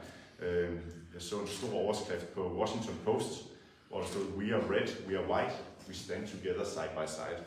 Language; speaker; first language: Danish; native; Danish